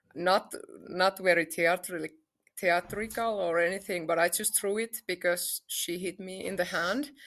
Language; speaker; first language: English; non-native, fluent; Finnish